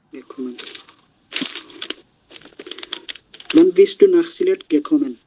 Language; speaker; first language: German; non-native, learner; Bangla